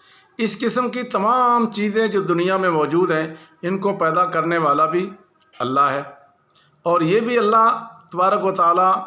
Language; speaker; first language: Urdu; non-native, local second language; Punjabi